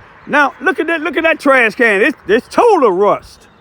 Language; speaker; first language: English; native; English